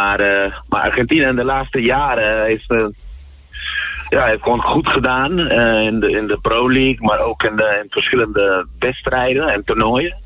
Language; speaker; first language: Dutch; non-native, fluent; Spanish